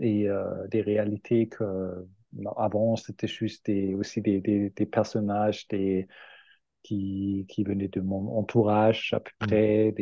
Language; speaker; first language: French; non-native, fluent; German